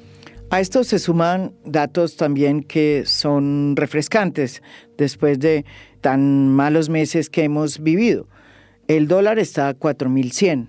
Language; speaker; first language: Spanish; native; Spanish